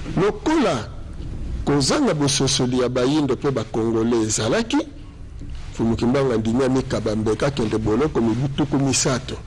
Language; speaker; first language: Lingala; native; Lingala